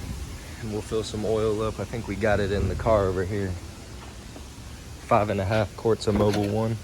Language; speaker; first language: English; native; English